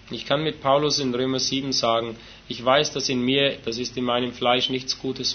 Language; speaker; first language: German; native; German